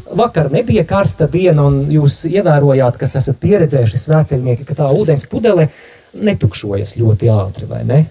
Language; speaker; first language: Latvian; native; Latvian